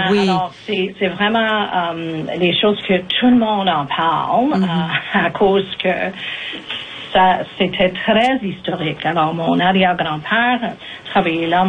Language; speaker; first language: French; native; French